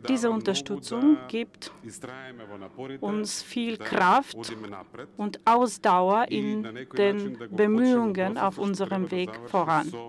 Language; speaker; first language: German; non-native, fluent; Macedonian